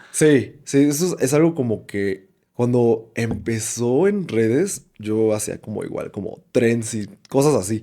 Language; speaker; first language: Spanish; early bilingual, other home language; Cantonese